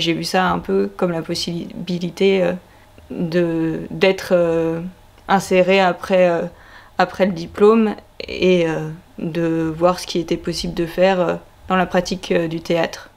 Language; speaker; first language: French; native; French